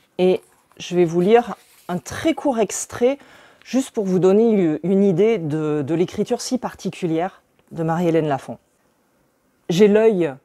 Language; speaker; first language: French; native; French